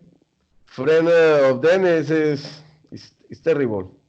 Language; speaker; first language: English; non-native, learner; Spanish